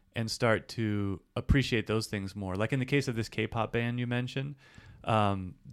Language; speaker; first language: English; native; English